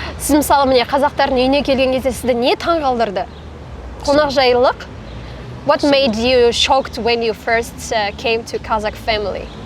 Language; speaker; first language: Kazakh; native; Kazakh